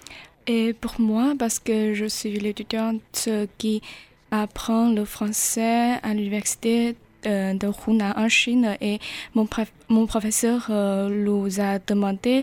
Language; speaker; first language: French; non-native, learner; Chinese